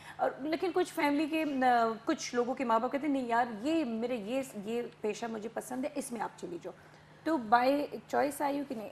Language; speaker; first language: Urdu; non-native, local second language; Pashto